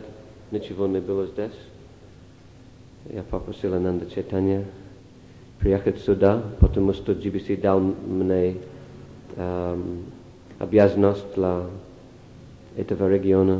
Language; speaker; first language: Russian; non-native, fluent; English